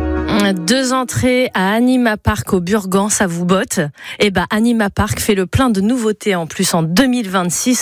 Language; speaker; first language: French; native; French